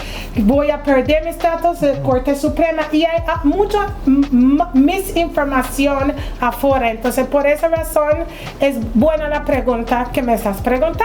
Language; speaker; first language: Spanish; non-native, fluent; English